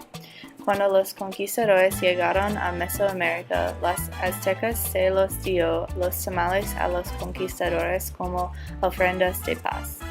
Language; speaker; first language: Spanish; non-native, learner; English